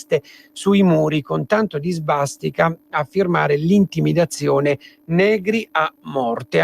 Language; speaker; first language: Italian; native; Italian